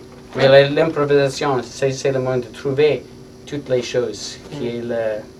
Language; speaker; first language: French; non-native, learner; English